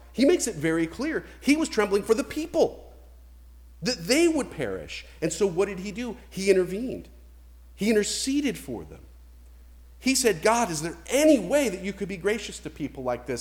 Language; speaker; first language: English; native; English